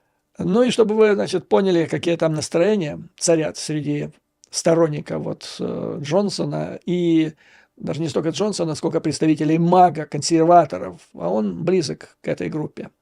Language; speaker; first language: Russian; native; Russian